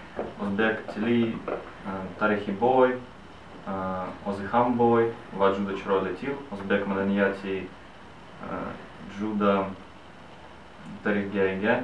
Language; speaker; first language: Uzbek; non-native, learner; Russian